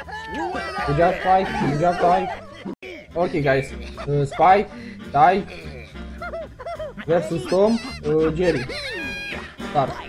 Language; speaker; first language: English; non-native, learner; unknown